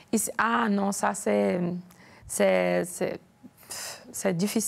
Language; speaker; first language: French; non-native, learner; Portuguese